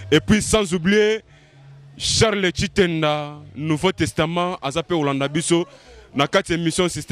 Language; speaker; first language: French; non-native, local second language; Lingala